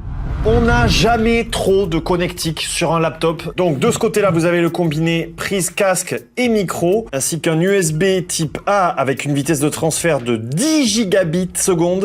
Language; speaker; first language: French; native; French